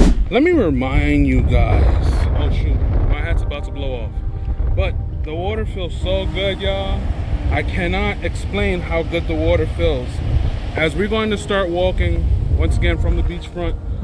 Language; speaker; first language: English; native; English